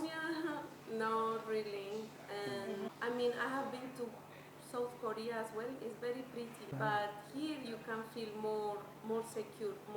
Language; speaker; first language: English; non-native, fluent; Spanish